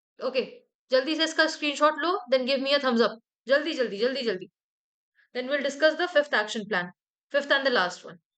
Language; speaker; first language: Hindi; native; Hindi